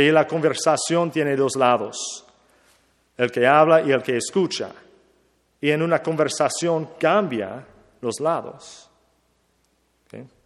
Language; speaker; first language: Spanish; non-native, learner; English